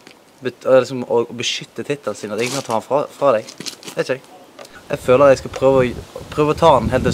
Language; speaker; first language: Norwegian; native; Norwegian